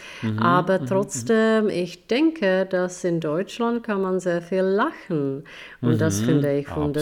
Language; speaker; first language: German; non-native, fluent; Czech